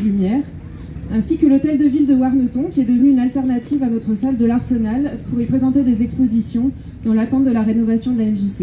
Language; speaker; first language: French; native; French